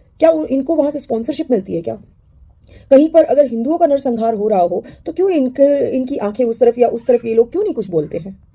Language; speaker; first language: Hindi; native; Hindi